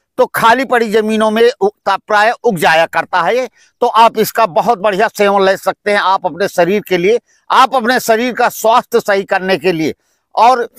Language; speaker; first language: Hindi; native; Hindi